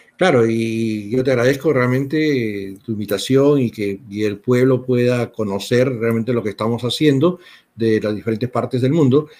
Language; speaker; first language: Spanish; native; Spanish